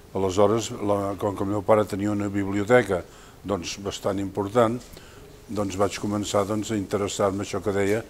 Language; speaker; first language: Catalan; native; Catalan